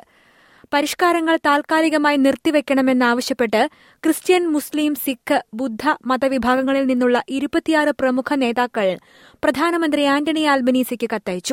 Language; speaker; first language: Malayalam; native; Malayalam